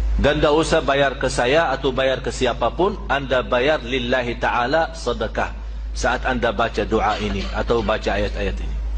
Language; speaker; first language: Malay; non-native, fluent; Arabic